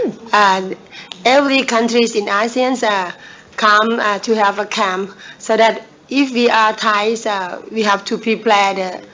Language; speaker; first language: English; non-native, learner; Thai